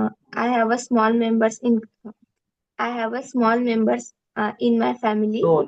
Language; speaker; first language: English; non-native, learner; Marathi